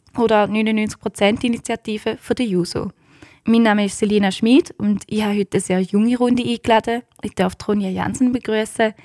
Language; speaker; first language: German; native; German